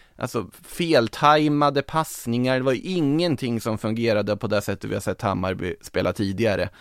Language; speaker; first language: Swedish; native; Swedish